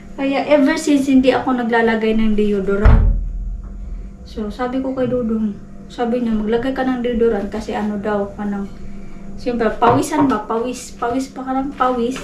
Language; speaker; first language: Filipino; non-native, local second language; Cebuano